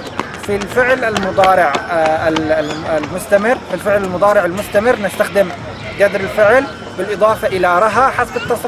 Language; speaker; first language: Arabic; native; Arabic